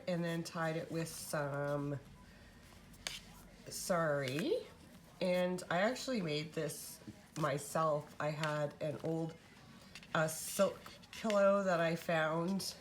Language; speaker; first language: English; native; English